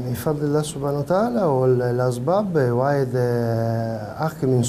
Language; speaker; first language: Arabic; non-native, learner; Italian